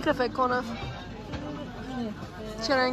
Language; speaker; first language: Persian; native; Persian